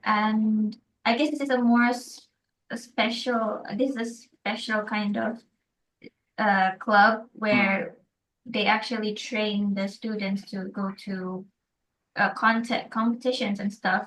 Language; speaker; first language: English; non-native, fluent; Indonesian